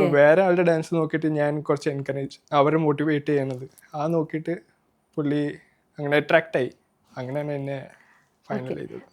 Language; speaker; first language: Malayalam; non-native, local second language; Gujarati